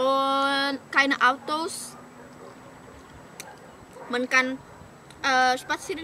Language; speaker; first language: German; non-native, learner; Indonesian